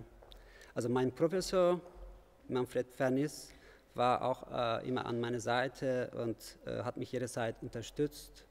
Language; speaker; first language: German; non-native, fluent; Turkish